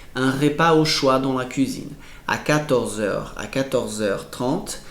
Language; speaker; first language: French; non-native, fluent; Portuguese